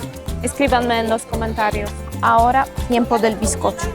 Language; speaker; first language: Spanish; non-native, fluent; Polish